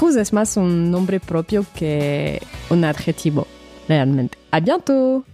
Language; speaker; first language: Spanish; non-native, fluent; French